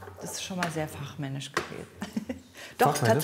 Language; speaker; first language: German; native; German